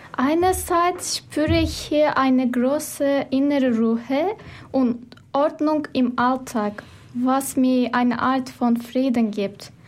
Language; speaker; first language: German; non-native, fluent; Turkish